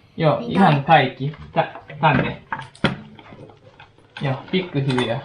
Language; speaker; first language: Finnish; non-native, learner; Japanese